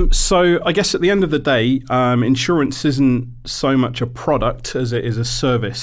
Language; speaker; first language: English; native; English